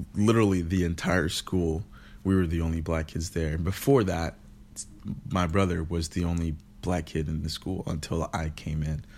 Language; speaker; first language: English; early bilingual, other home language; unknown